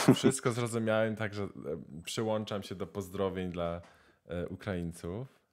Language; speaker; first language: Polish; native; Polish